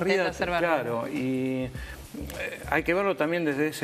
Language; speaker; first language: Spanish; native; Spanish